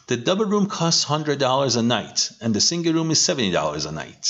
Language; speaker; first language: English; non-native, fluent; Persian